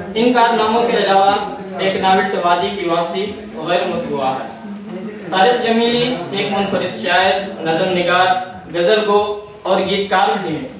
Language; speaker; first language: Urdu; native; Urdu